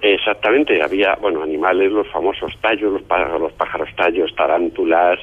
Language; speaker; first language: Spanish; native; Spanish